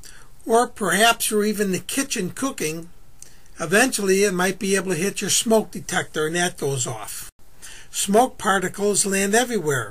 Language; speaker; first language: English; native; English